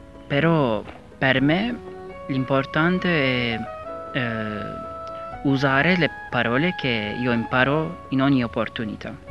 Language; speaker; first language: Italian; non-native, learner; Turkish